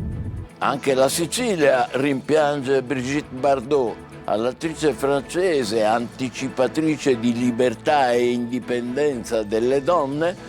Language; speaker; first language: Italian; native; Italian